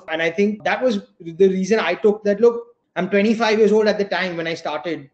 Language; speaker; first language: English; non-native, local second language; Gujarati